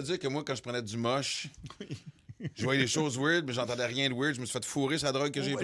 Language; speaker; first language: French; native; French